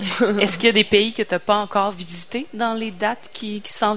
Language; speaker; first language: French; native; French